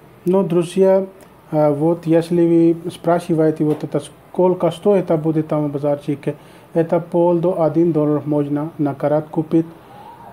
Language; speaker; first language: Russian; non-native, learner; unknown